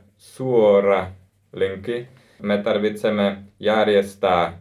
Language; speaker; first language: Finnish; non-native, learner; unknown